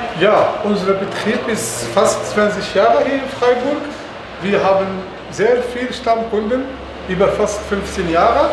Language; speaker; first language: German; non-native, learner; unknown